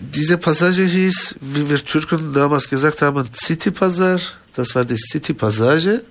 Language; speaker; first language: German; non-native, fluent; Turkish